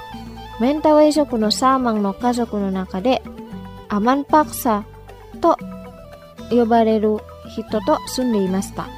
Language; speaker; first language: Japanese; non-native, fluent; Indonesian